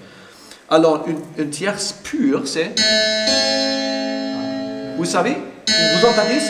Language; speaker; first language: French; non-native, fluent; German